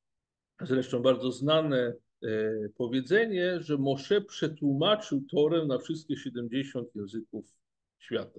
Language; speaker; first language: Polish; non-native, fluent; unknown